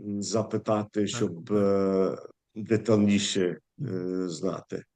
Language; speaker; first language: Ukrainian; early bilingual, heritage; Ukrainian